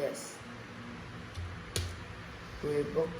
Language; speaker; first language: English; non-native, learner; Vietnamese